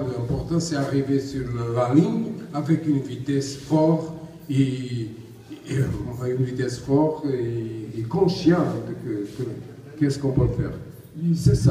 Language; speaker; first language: French; non-native, learner; Portuguese